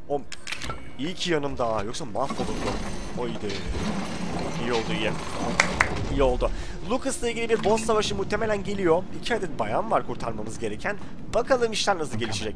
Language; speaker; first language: Turkish; native; Turkish